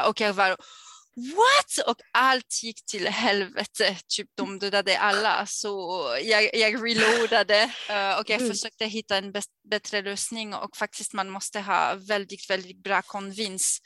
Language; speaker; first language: Swedish; non-native, fluent; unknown